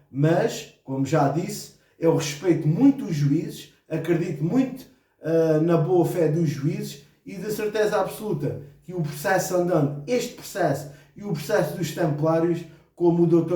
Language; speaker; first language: Portuguese; native; Portuguese